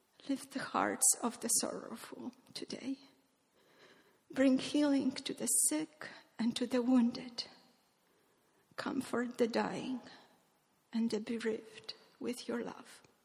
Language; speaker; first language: English; non-native, fluent; Polish